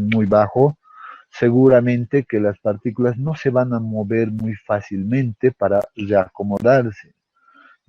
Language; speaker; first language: Spanish; native; Spanish